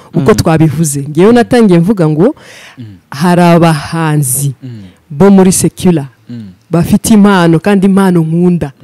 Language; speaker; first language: Kinyarwanda; early bilingual, heritage; Kinyarwanda